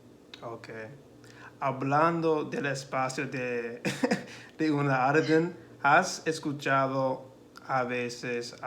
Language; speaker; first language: Spanish; non-native, learner; English